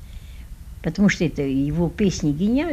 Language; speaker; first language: Russian; early bilingual, heritage; Russian